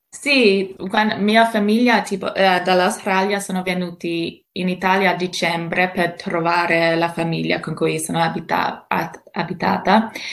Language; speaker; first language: Italian; non-native, fluent; English